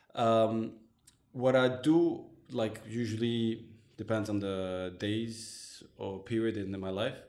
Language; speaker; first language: English; non-native, fluent; Arabic